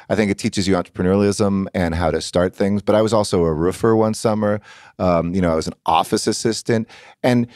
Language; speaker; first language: English; native; English